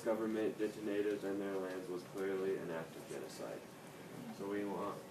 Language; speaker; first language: English; native; English